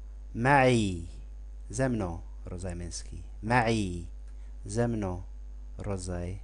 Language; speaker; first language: Polish; non-native, fluent; Arabic